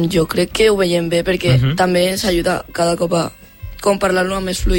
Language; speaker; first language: Catalan; non-native, local second language; Spanish